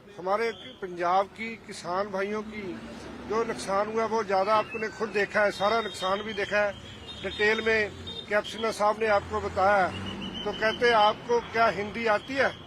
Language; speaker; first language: Urdu; non-native, local second language; Punjabi